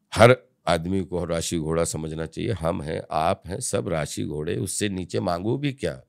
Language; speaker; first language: Hindi; native; Hindi